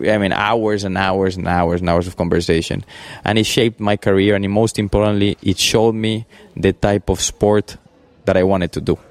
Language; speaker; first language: English; early bilingual, other home language; Spanish